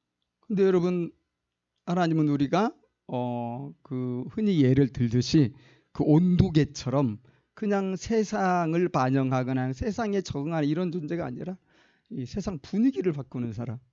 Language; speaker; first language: Korean; native; Korean